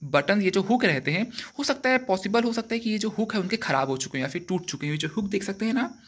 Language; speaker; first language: Hindi; native; Hindi